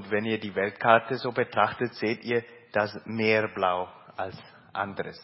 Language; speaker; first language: German; early bilingual, heritage; Plautdietsch